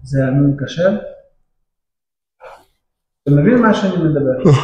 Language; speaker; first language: Hebrew; non-native, fluent; Russian